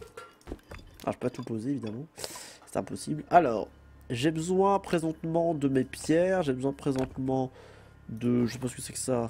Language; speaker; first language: French; native; French